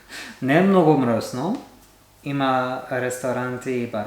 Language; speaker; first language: Bulgarian; non-native, learner; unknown